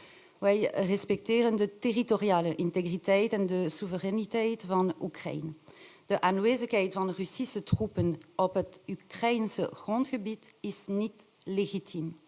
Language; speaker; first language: Dutch; non-native, local second language; French